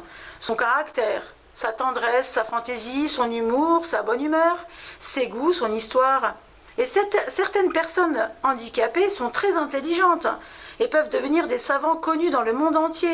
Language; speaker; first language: French; native; French